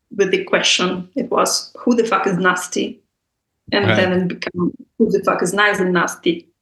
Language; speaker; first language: English; non-native, fluent; Russian